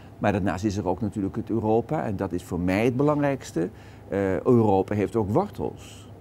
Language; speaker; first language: Dutch; native; Dutch